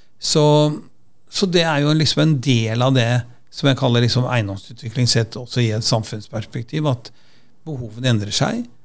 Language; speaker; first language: Norwegian; native; Norwegian